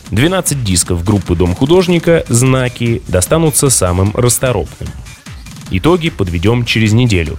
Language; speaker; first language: Russian; native; Russian